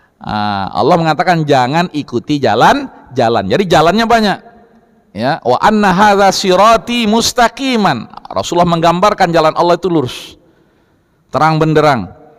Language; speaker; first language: Indonesian; non-native, local second language; Minangkabau